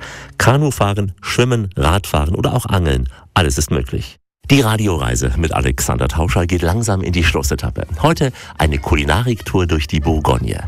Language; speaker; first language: German; native; German